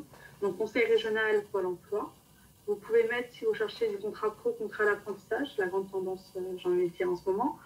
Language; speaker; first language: French; native; French